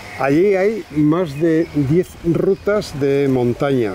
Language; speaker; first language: Spanish; native; Spanish